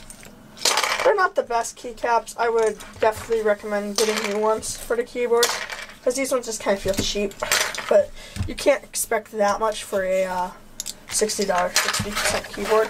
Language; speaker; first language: English; native; English